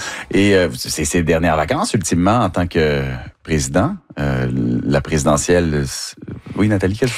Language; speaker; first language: French; native; French